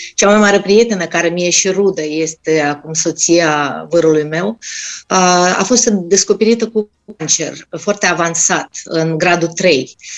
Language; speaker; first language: Romanian; non-native, fluent; Russian